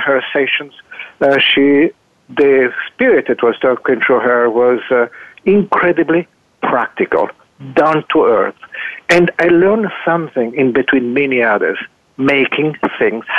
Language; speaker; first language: English; non-native, fluent; Italian